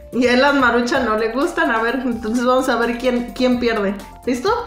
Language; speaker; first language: Spanish; native; Spanish